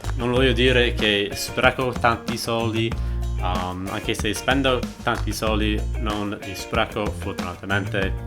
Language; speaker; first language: Italian; non-native, fluent; English